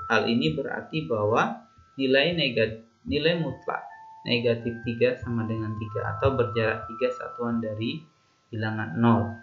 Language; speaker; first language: Indonesian; native; Indonesian